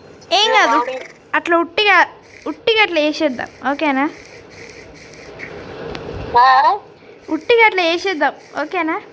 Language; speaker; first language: Telugu; native; Telugu